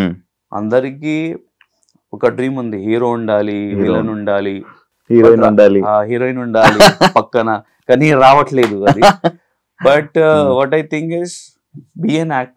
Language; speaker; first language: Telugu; non-native, local second language; Urdu